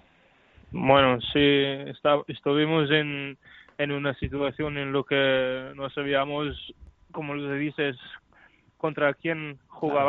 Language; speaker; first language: Spanish; non-native, learner; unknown